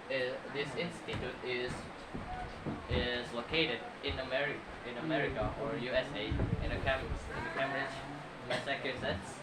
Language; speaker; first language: English; non-native, learner; Indonesian